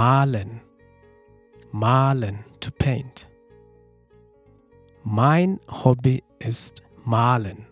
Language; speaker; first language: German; non-native, fluent; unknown